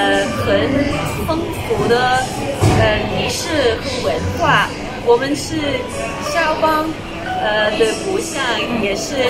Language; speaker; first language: Chinese; non-native, fluent; Polish